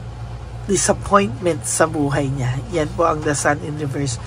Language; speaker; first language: Filipino; native; Filipino